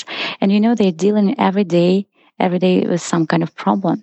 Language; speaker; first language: English; non-native, fluent; Russian